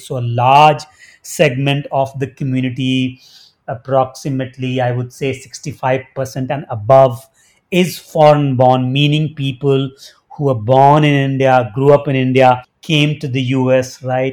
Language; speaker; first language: English; non-native, local second language; Hindi